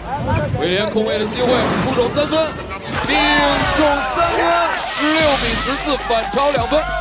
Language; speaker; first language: Chinese; native; Chinese